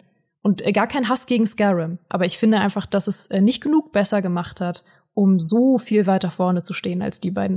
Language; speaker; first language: German; native; German